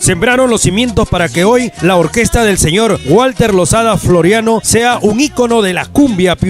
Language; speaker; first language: Spanish; native; Spanish